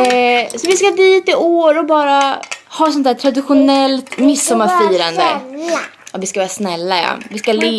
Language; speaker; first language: Swedish; native; Swedish